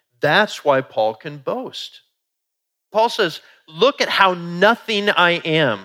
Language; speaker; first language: English; native; English